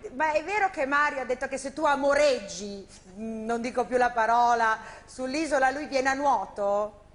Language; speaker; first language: Italian; native; Italian